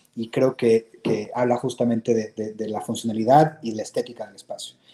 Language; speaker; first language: Spanish; native; Spanish